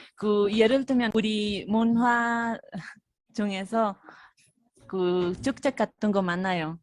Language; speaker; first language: Korean; non-native, fluent; Spanish